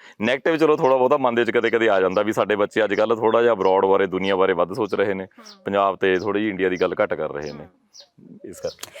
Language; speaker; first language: Punjabi; native; Punjabi